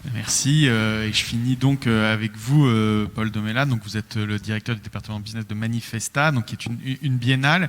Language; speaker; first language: French; native; French